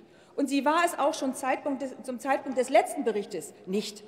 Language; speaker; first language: German; native; German